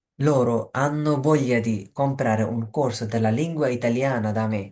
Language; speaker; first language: Italian; non-native, fluent; Bangla